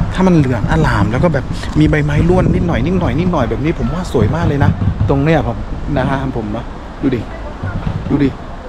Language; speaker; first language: Thai; native; Thai